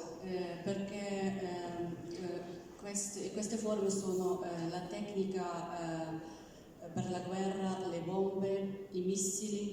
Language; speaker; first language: Italian; non-native, learner; Ukrainian